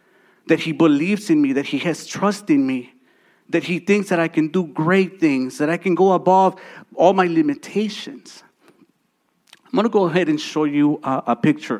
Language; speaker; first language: English; early bilingual, other home language; Spanish